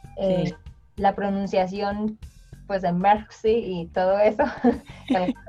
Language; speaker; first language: Spanish; native; Spanish